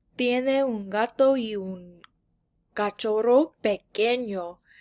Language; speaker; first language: Spanish; non-native, learner; English